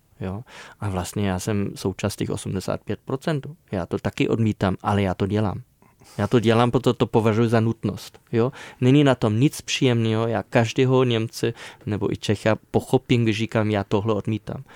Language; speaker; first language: Czech; non-native, fluent; German